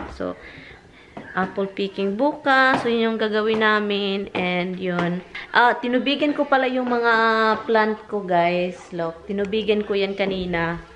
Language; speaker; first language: Filipino; non-native, local second language; Cebuano